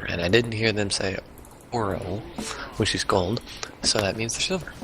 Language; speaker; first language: English; native; English